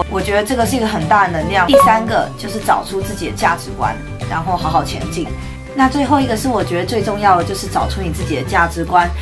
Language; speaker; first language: Chinese; native; Chinese